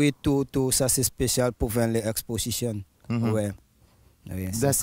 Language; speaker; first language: French; non-native, local second language; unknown